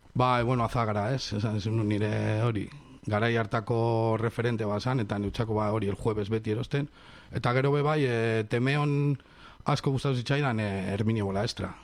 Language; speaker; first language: Basque; non-native, local second language; Spanish